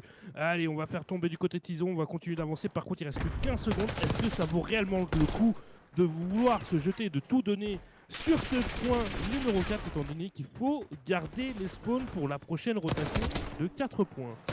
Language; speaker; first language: French; native; French